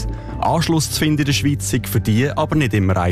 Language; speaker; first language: German; native; German